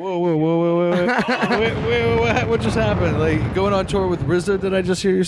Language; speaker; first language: English; native; English